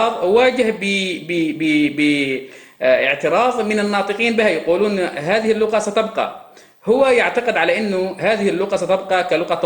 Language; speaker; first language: Arabic; non-native, local second language; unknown